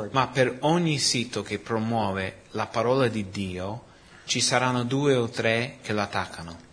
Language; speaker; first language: Italian; non-native, fluent; Spanish